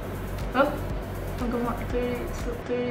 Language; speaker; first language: Korean; non-native, fluent; Cantonese